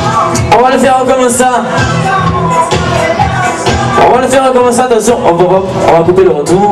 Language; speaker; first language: French; native; French